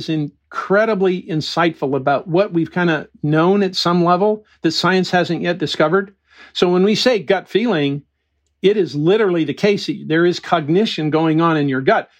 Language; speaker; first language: English; native; English